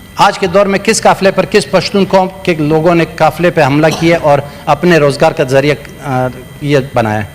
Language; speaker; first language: Urdu; non-native, local second language; Pashto